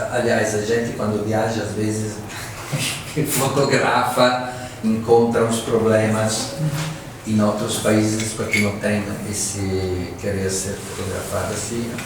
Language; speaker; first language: Portuguese; non-native, fluent; Italian